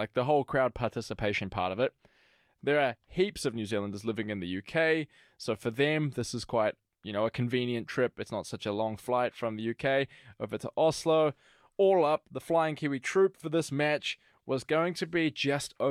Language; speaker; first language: English; native; English